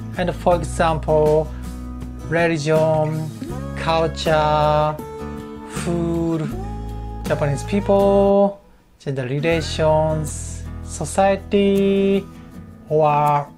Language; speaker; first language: English; non-native, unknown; Japanese